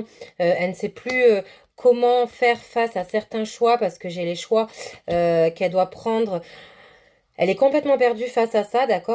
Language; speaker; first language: French; native; French